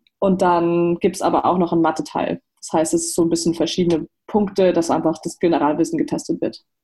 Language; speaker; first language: German; native; German